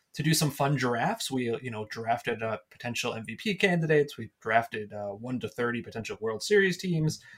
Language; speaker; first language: English; native; English